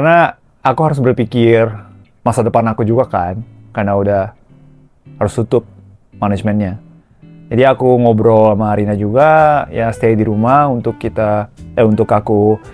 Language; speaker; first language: Indonesian; non-native, fluent; Japanese